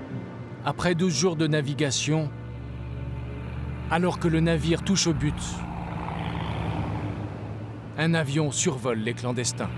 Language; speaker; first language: French; native; French